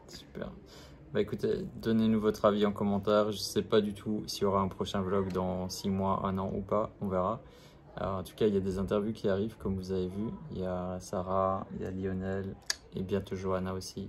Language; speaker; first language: French; native; French